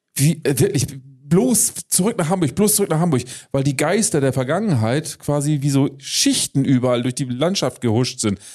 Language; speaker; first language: German; native; German